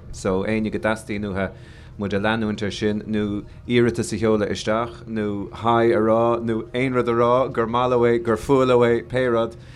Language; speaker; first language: Irish; native; Irish